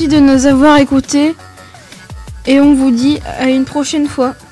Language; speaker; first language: French; native; French